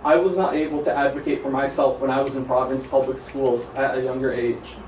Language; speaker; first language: English; native; English